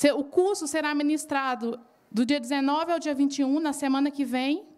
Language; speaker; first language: Portuguese; native; Portuguese